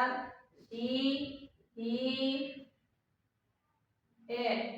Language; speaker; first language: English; non-native, fluent; Indonesian